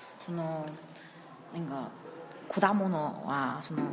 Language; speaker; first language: Japanese; non-native, learner; Chinese